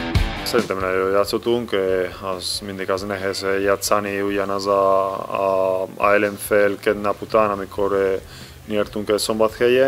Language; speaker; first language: Hungarian; non-native, learner; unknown